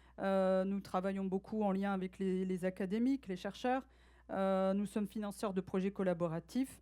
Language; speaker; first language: French; native; French